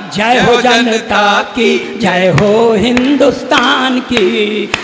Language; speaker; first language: Hindi; native; Hindi